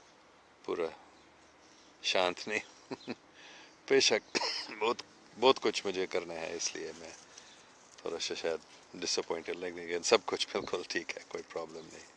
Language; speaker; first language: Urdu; non-native, fluent; English